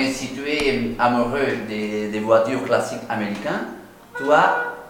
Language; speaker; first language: French; non-native, fluent; Spanish